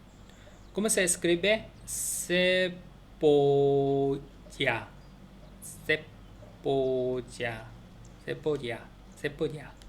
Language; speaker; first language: Spanish; non-native, learner; Korean